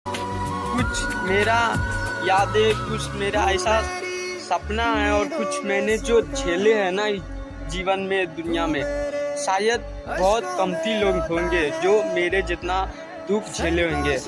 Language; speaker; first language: Hindi; non-native, local second language; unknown